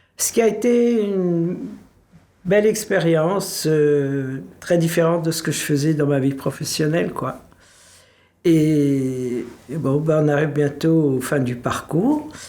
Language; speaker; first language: French; non-native, local second language; Swiss German